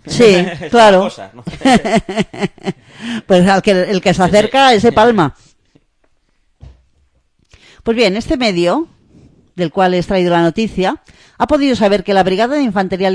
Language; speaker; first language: Spanish; native; Spanish